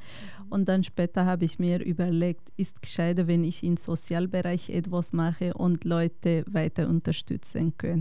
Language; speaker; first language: German; non-native, fluent; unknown